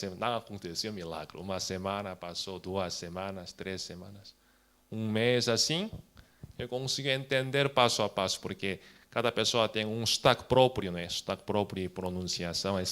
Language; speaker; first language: Portuguese; non-native, fluent; Korean